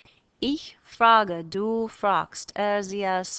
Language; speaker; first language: German; non-native, fluent; English